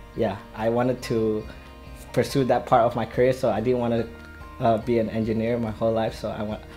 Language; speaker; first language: English; non-native, fluent; Indonesian